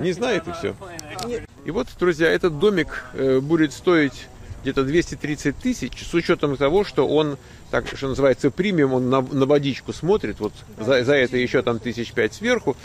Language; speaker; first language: Russian; native; Russian